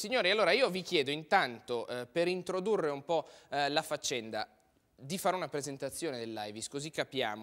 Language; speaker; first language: Italian; native; Italian